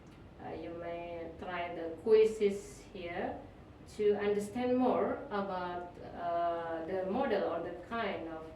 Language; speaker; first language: English; non-native, fluent; Indonesian